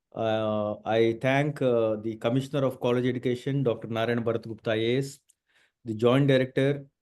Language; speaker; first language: English; non-native, local second language; Telugu